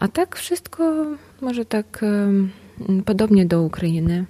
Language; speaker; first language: Polish; non-native, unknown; Ukrainian